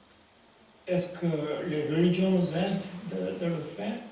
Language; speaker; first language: French; non-native, fluent; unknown